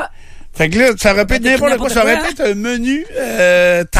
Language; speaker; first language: French; native; French